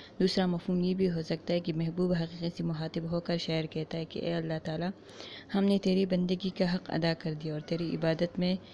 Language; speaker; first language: Urdu; non-native, local second language; Pashto